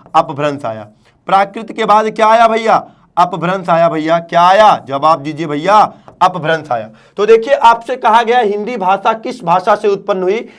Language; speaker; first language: Hindi; native; Hindi